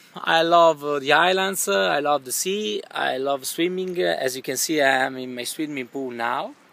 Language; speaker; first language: English; non-native, learner; Italian